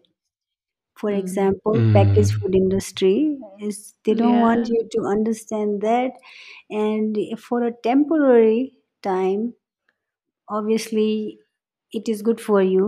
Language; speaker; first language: English; non-native, local second language; Nepali